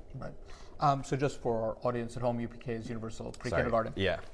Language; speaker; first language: English; native; English